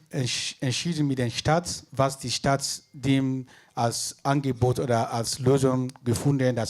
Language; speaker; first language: German; non-native, fluent; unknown